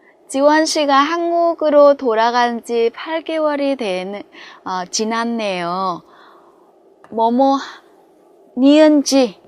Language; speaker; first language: Korean; non-native, fluent; Vietnamese